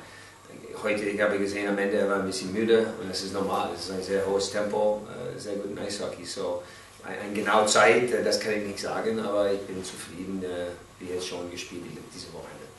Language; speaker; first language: German; non-native, learner; English